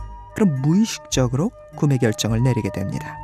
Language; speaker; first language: Korean; native; Korean